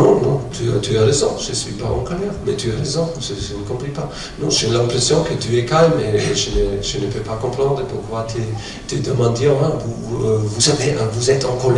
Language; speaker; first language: French; non-native, fluent; German